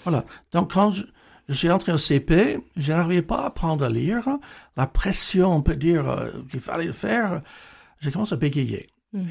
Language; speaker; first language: French; non-native, fluent; English